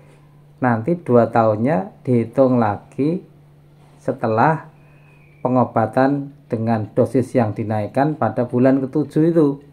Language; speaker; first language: Indonesian; native; Indonesian